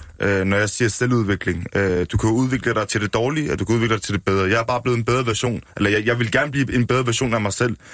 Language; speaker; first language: Danish; early bilingual, other home language; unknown